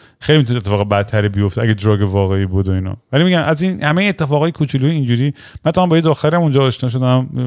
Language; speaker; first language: Persian; native; Persian